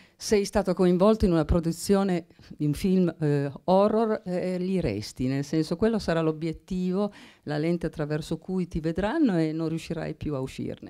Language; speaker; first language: Italian; native; Italian